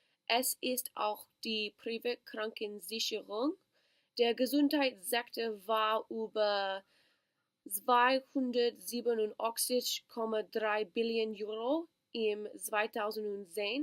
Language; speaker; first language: German; non-native, learner; English